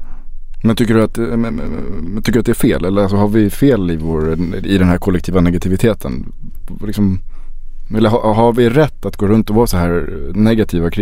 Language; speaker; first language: Swedish; native; Swedish